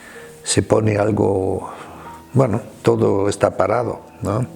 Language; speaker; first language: Spanish; non-native, fluent; German